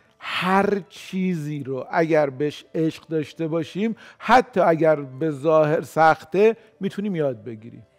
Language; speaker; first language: Persian; native; Persian